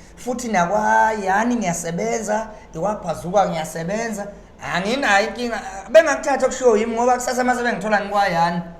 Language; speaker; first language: Zulu; native; Zulu